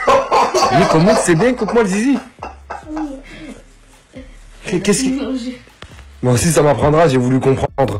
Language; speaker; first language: French; native; French